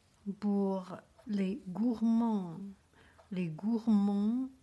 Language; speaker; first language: French; non-native, learner; Chinese